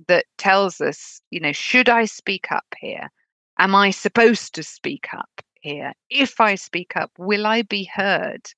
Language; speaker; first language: English; native; English